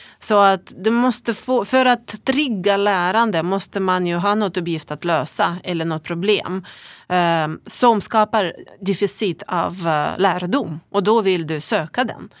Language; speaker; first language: Swedish; non-native, fluent; Russian